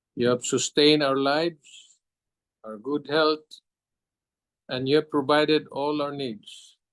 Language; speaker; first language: English; non-native, local second language; Filipino